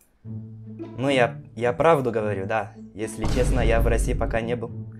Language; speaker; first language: Russian; non-native, learner; Portuguese